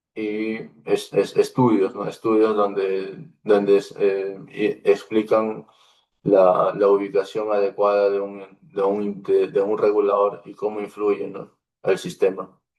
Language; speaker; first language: Spanish; native; Spanish